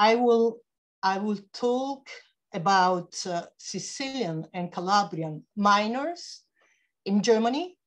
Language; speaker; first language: English; non-native, fluent; Italian